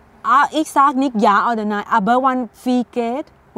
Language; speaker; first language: German; non-native, learner; Thai